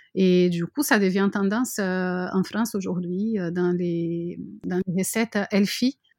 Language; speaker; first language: French; non-native, fluent; Portuguese